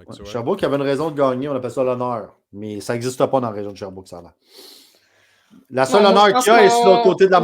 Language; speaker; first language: French; native; French